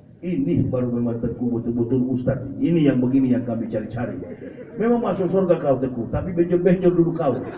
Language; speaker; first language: Indonesian; native; Indonesian